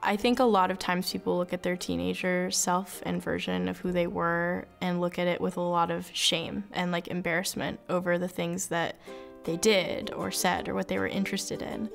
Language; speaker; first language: English; native; English